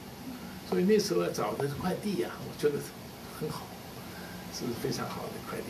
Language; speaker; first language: Chinese; non-native, local second language; Cantonese